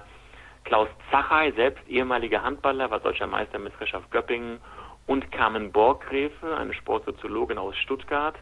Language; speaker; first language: German; native; German